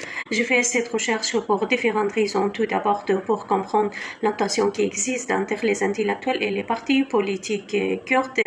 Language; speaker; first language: French; non-native, fluent; Kurdish